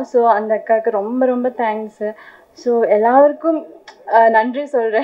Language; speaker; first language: Tamil; non-native, learner; Malayalam